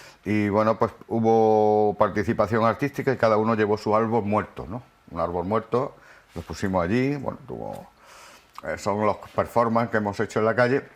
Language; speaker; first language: Spanish; native; Spanish